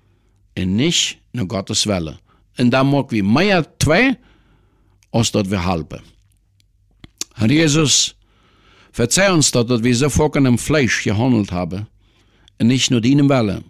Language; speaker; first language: German; non-native, learner; Plautdietsch